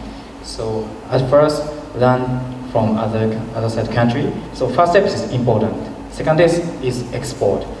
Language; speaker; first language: English; non-native, learner; Japanese